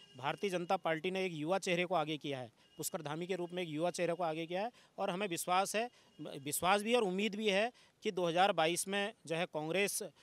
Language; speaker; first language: Hindi; native; Hindi